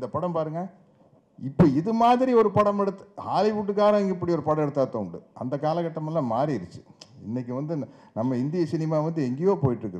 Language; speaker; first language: Tamil; native; Tamil